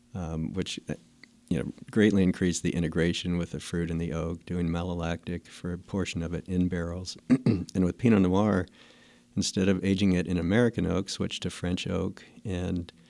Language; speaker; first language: English; native; English